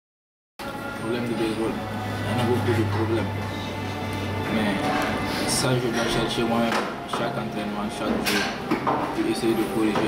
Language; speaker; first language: French; non-native, learner; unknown